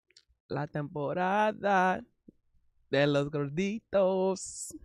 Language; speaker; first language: Spanish; non-native, learner; English